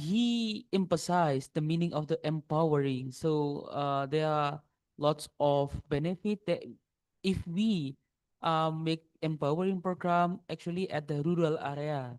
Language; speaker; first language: English; non-native, local second language; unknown